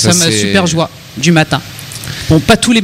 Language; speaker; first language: French; native; French